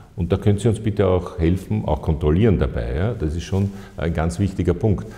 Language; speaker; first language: German; native; German